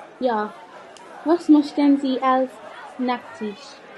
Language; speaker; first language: German; non-native, learner; English